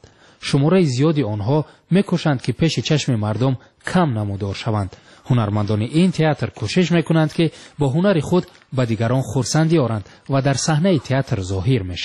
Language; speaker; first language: Tajik; native; Tajik